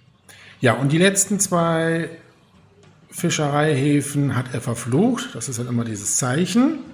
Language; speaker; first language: German; native; German